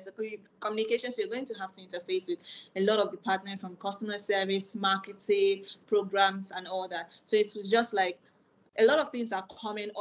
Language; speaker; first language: English; non-native, local second language; Igbo